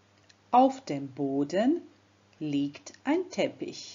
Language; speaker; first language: German; non-native, fluent; Croatian